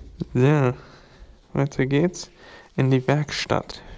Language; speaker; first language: German; native; German